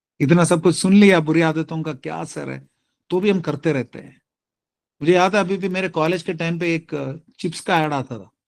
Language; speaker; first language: Hindi; non-native, local second language; Tamil